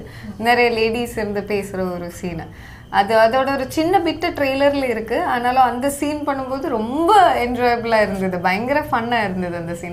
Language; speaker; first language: Tamil; non-native, local second language; Malayalam